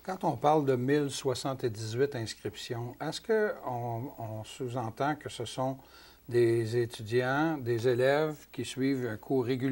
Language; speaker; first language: French; native; French